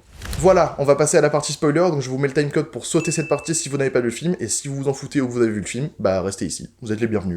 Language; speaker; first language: French; native; French